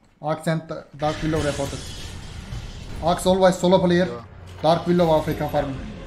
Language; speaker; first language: English; non-native, learner; Turkish